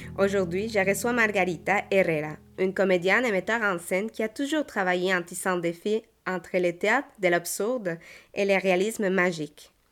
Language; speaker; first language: French; native; French